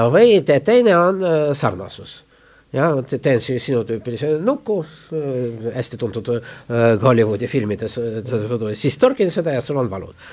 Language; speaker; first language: Estonian; non-native, local second language; Russian